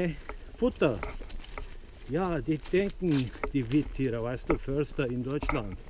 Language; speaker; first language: German; non-native, fluent; Turkish